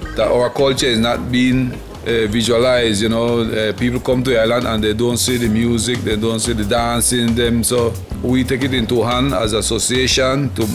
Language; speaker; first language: English; non-native, fluent; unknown